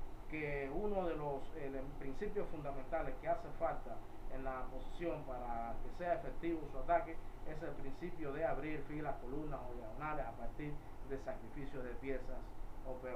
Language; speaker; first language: Spanish; native; Spanish